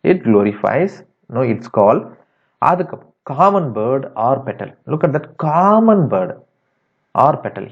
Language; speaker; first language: English; non-native, local second language; Tamil